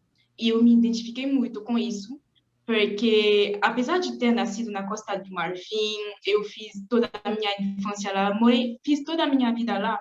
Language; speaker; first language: Portuguese; non-native, fluent; French